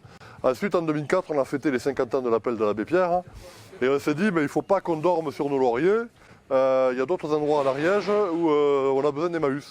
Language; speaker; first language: French; native; French